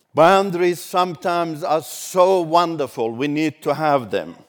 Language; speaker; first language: English; non-native, fluent; Turkish